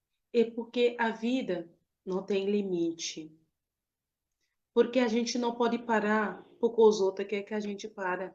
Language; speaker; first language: Portuguese; non-native, fluent; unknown